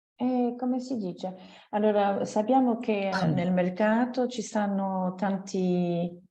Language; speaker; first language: Italian; non-native, fluent; French